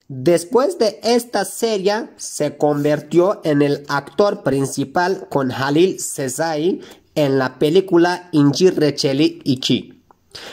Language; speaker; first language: Spanish; non-native, fluent; Turkish